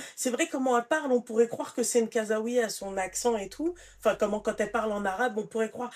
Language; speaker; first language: French; early bilingual, other home language; Arabic